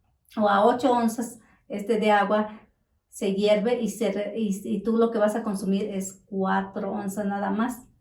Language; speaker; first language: Spanish; native; Spanish